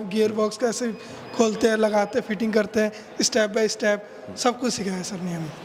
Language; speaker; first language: Hindi; non-native, local second language; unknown